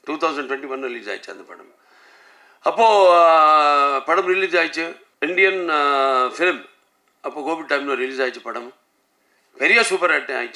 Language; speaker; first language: Tamil; non-native, local second language; Telugu